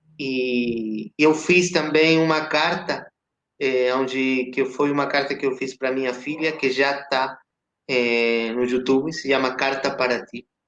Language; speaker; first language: Portuguese; non-native, fluent; Spanish